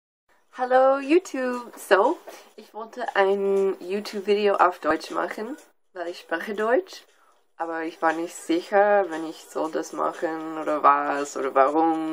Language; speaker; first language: German; non-native, learner; English